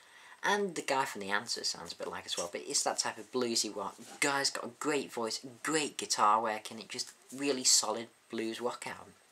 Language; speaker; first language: English; native; English